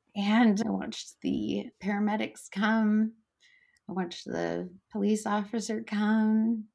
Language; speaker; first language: English; native; English